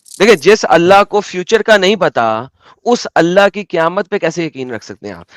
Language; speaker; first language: Urdu; native; Urdu